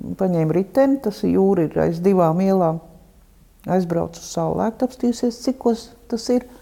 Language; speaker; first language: Latvian; non-native, local second language; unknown